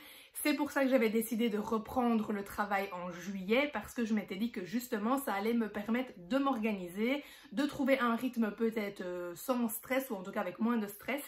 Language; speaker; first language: French; native; French